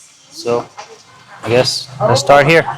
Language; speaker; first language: English; native; English